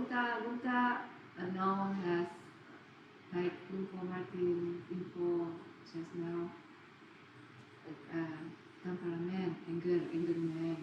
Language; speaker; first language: English; non-native, learner; Indonesian